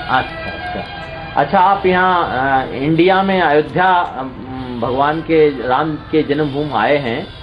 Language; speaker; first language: Hindi; native; Hindi